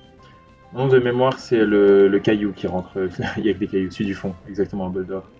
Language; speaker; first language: French; native; French